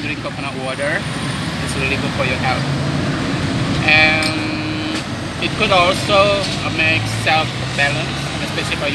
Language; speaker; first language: English; non-native, fluent; Indonesian